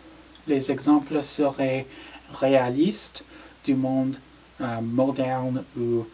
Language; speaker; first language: French; non-native, learner; English